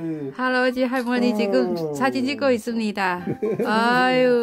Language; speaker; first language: Korean; non-native, learner; Vietnamese